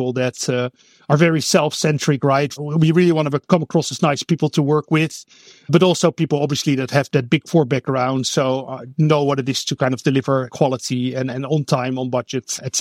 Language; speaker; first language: English; non-native, fluent; Dutch